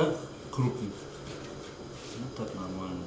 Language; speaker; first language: Russian; non-native, local second language; Uzbek